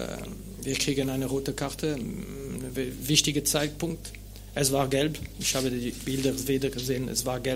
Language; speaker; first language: German; non-native, local second language; French